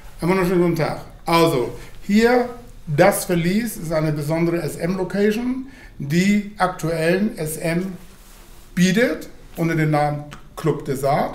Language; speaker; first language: German; native; German